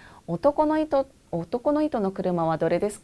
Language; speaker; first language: Japanese; non-native, fluent; Korean